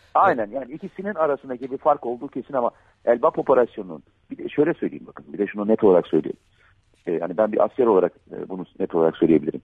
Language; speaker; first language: Turkish; native; Turkish